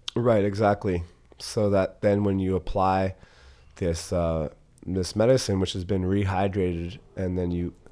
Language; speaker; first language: English; native; English